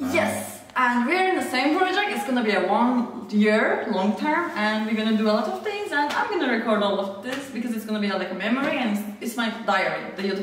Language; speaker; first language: English; non-native, fluent; Turkish